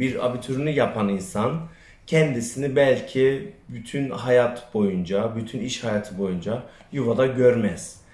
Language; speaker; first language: Turkish; early bilingual, other home language; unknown